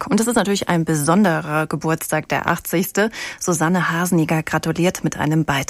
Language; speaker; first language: German; native; German